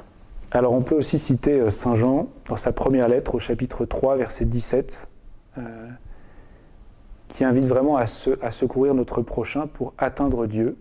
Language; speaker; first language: French; native; French